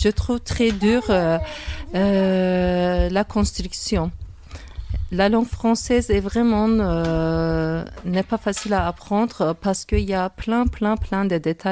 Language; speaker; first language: French; non-native, fluent; Turkish